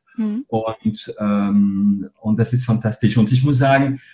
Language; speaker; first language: German; non-native, fluent; French